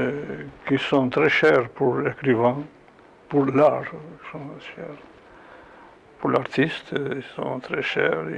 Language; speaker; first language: French; non-native, fluent; Albanian